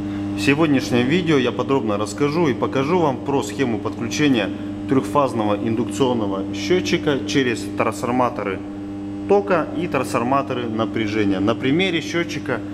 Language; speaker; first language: Russian; native; Russian